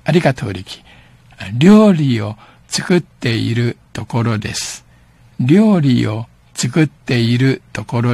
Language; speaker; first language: Japanese; non-native, fluent; Min Nan Chinese